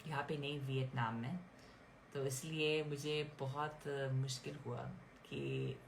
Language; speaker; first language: Hindi; non-native, fluent; English